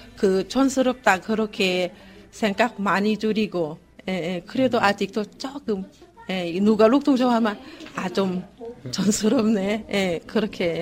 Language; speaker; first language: Korean; non-native, learner; Thai